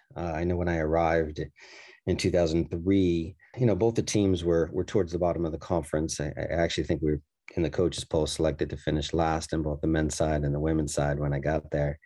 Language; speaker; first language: English; native; English